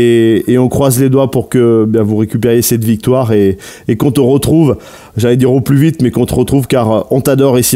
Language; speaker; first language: French; native; French